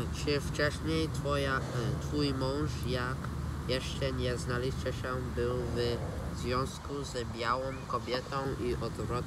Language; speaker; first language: Polish; early bilingual, heritage; Polish